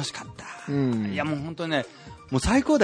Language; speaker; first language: Japanese; native; Japanese